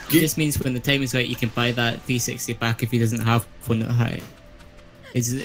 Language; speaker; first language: English; native; English